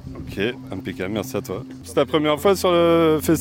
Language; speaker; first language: French; native; French